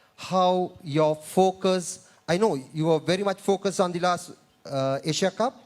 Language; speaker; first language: English; non-native, local second language; Sinhala